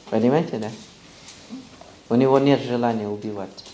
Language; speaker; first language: Russian; non-native, fluent; Thai